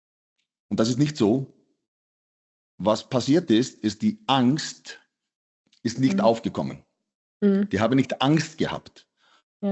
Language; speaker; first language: German; non-native, fluent; Icelandic